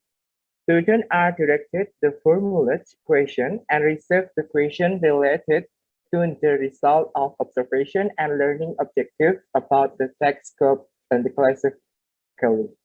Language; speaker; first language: English; non-native, learner; Indonesian